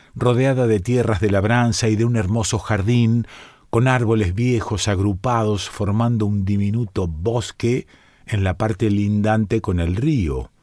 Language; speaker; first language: Spanish; native; Spanish